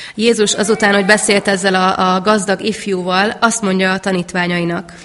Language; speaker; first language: Hungarian; native; Hungarian